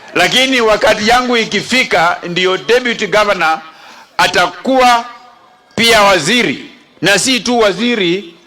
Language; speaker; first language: Swahili; non-native, local second language; Kalenjin